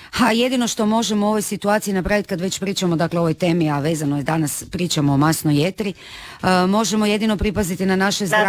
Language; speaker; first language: Serbian; native; Serbian